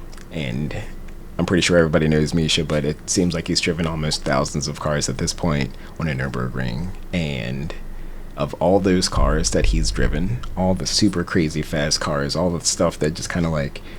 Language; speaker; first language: English; native; English